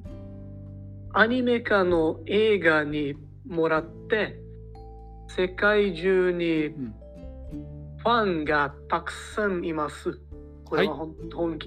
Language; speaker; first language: Japanese; non-native, learner; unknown